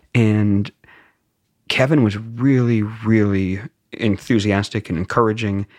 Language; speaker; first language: English; native; English